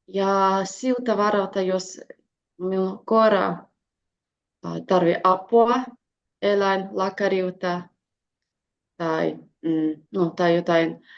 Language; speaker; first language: Finnish; non-native, fluent; Russian